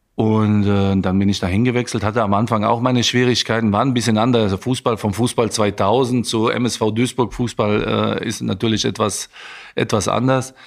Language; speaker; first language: German; native; German